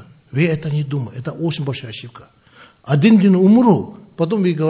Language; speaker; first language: Russian; non-native, learner; Tibetan